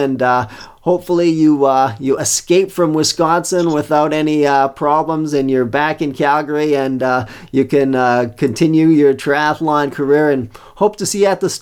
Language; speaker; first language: English; native; English